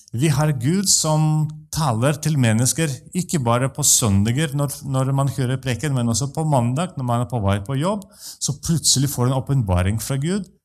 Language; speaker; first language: Norwegian; non-native, fluent; Russian